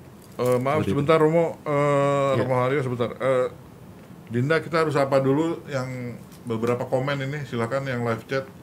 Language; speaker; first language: Indonesian; native; Indonesian